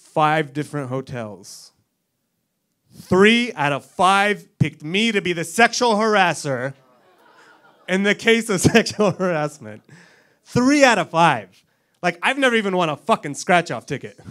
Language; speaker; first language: English; native; English